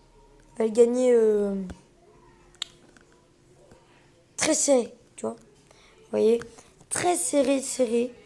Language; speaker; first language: French; early bilingual, other home language; Portuguese